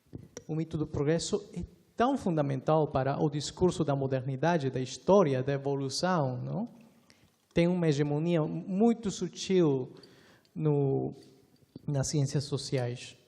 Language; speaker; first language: Portuguese; non-native, fluent; Spanish